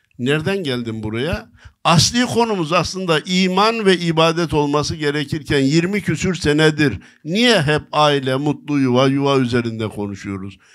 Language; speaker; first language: Turkish; native; Turkish